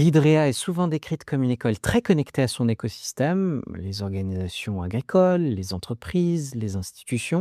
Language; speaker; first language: French; native; French